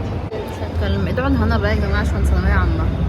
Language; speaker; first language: Arabic; native; Arabic